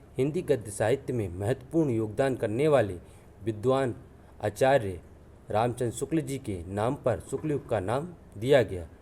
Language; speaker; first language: Hindi; native; Hindi